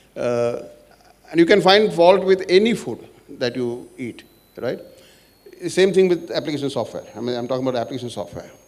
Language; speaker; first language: English; non-native, local second language; Marathi